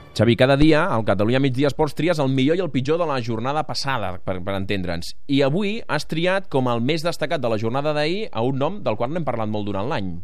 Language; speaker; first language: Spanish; non-native, local second language; Catalan